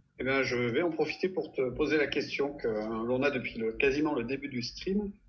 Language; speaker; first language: French; native; French